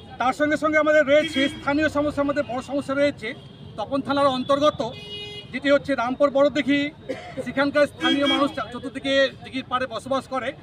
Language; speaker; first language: Bangla; non-native, local second language; Santali